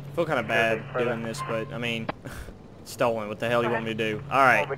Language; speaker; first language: English; native; English